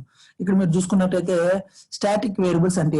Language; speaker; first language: Telugu; native; Telugu